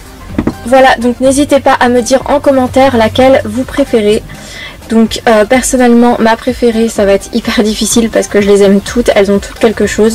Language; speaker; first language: French; native; French